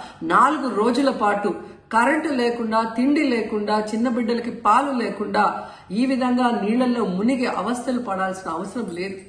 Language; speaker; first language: Telugu; native; Telugu